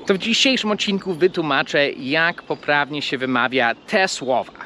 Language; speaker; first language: Polish; non-native, fluent; English